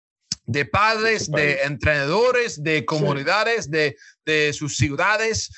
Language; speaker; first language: Spanish; non-native, learner; English